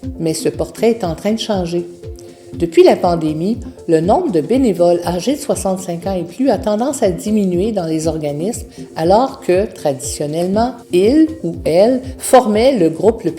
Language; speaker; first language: French; native; French